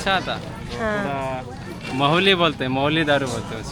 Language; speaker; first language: Hindi; non-native, local second language; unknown